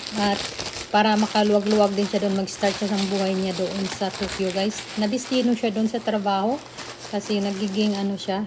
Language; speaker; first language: Filipino; native; Filipino